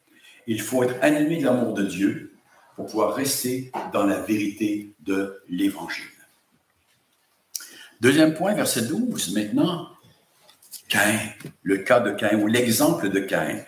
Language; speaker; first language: French; native; French